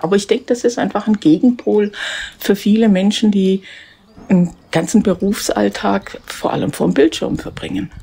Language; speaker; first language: German; native; German